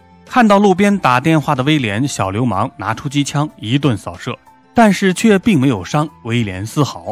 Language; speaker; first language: Chinese; native; Chinese